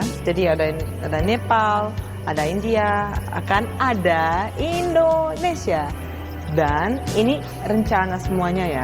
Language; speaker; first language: Indonesian; non-native, fluent; Russian